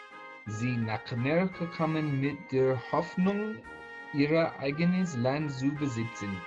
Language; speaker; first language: German; non-native, learner; English